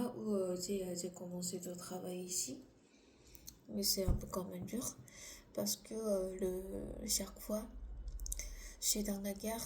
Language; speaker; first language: French; non-native, learner; Korean